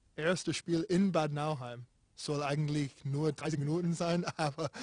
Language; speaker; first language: German; non-native, fluent; English